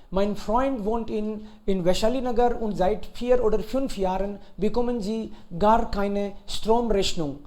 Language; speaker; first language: German; non-native, fluent; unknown